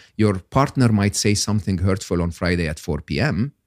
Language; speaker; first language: English; non-native, fluent; Arabic